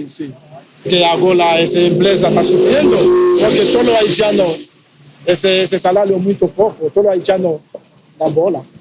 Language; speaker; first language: Portuguese; non-native, learner; Haitian Creole